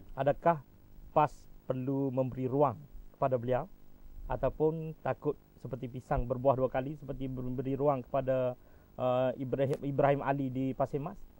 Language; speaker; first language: Malay; native; Malay